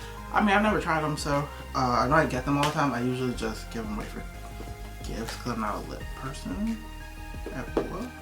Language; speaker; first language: English; native; English